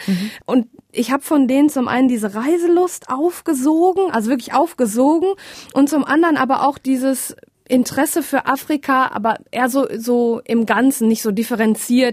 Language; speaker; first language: German; native; German